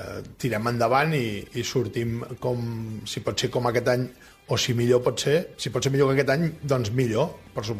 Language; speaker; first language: Catalan; native; Catalan